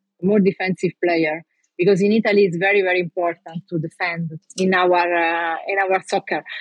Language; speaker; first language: English; non-native, learner; Italian